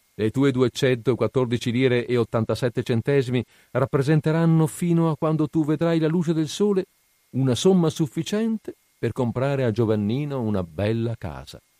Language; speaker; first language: Italian; native; Italian